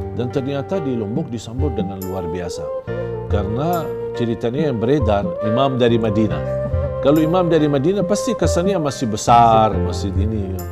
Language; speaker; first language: Indonesian; non-native, fluent; Arabic